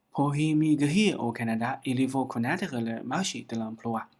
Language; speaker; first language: French; non-native, learner; Chinese